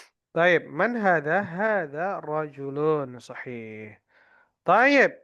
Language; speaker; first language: Arabic; non-native, fluent; Indonesian